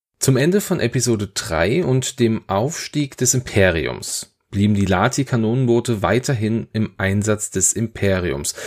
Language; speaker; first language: German; native; German